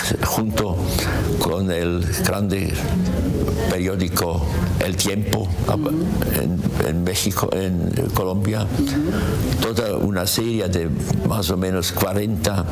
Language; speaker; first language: Spanish; non-native, learner; German